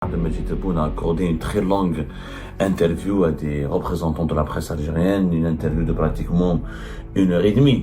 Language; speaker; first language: French; non-native, local second language; Arabic